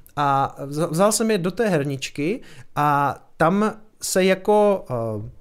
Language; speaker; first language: Czech; native; Czech